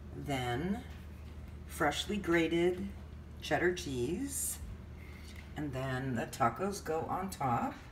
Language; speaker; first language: English; native; English